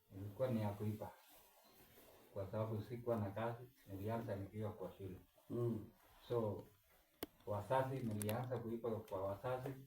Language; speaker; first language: Swahili; non-native, local second language; Kalenjin